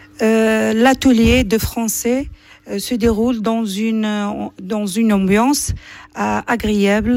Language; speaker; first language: French; non-native, learner; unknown